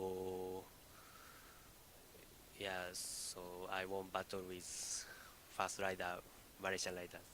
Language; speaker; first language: English; non-native, learner; Indonesian